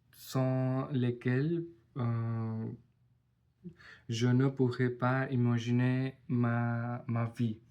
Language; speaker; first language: French; non-native, learner; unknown